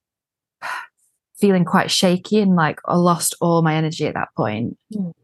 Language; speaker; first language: English; native; English